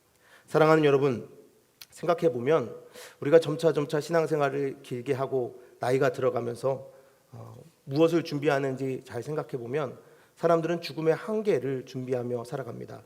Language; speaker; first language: Korean; native; Korean